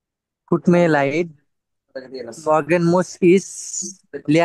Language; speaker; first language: German; non-native, learner; Bangla